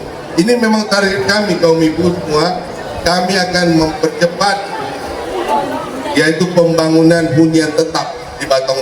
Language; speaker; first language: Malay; non-native, local second language; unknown